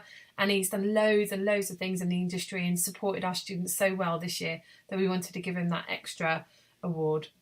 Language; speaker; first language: English; native; English